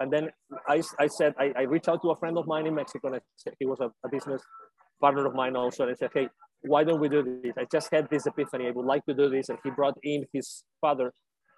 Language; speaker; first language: English; non-native, fluent; Spanish